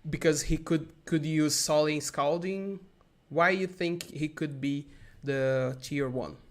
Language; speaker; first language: English; non-native, learner; Portuguese